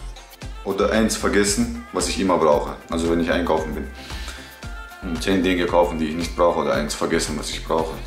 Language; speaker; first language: German; early bilingual, other home language; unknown